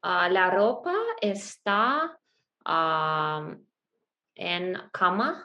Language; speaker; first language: Spanish; non-native, learner; Russian